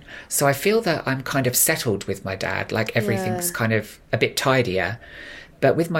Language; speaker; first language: English; native; English